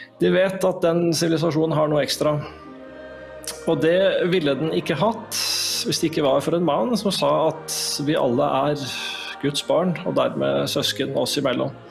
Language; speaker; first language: Norwegian; native; Norwegian